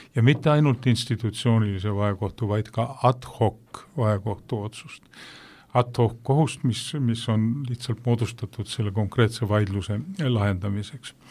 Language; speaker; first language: Estonian; native; Estonian